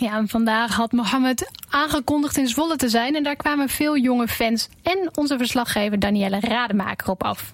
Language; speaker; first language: Dutch; native; Dutch